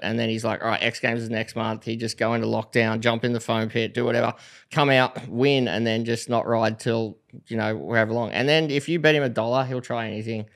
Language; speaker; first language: English; native; English